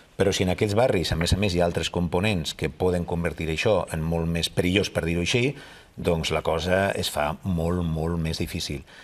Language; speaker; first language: Catalan; native; Catalan